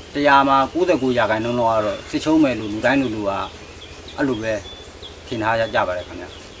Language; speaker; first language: Burmese; native; Burmese